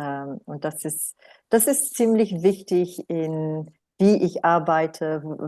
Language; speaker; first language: German; non-native, fluent; Romanian